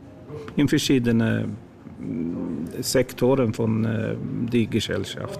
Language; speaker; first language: German; non-native, fluent; Swedish